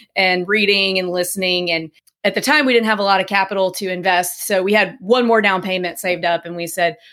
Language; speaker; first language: English; native; English